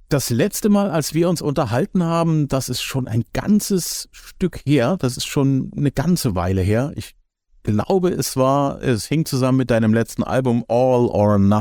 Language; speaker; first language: German; native; German